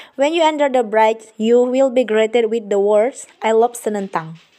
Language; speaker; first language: English; non-native, learner; Indonesian